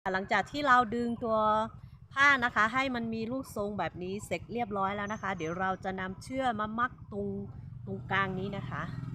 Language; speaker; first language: Thai; non-native, local second language; Hmong